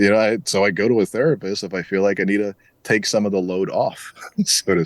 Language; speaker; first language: English; native; English